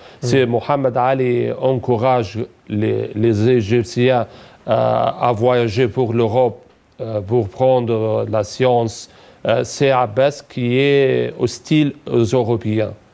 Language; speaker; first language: French; non-native, fluent; Arabic